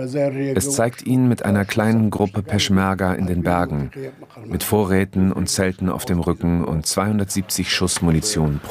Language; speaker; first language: German; native; German